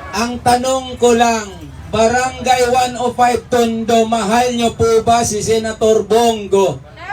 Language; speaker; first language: Filipino; non-native, local second language; Cebuano